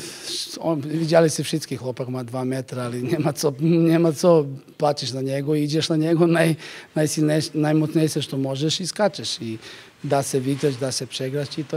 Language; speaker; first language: Polish; non-native, learner; Macedonian